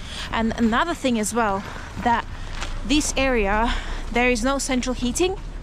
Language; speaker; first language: English; non-native, fluent; Russian